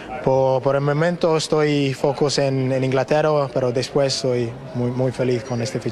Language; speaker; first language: Spanish; non-native, learner; English